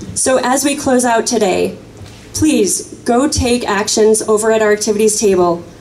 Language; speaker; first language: English; native; English